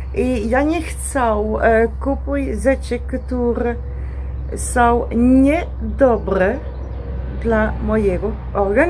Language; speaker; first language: Polish; non-native, learner; Dutch